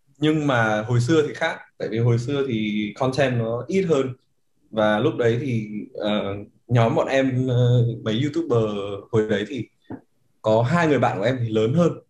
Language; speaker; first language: Vietnamese; native; Vietnamese